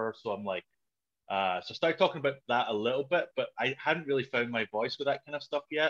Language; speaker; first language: English; native; English